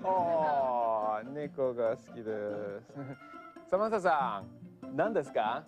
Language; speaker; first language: Japanese; non-native, fluent; English